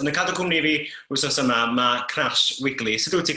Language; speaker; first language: Welsh; native; Welsh